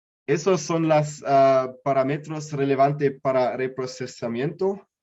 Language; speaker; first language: Spanish; non-native, learner; German